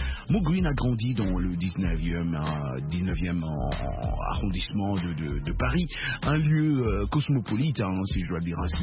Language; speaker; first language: French; non-native, local second language; Lingala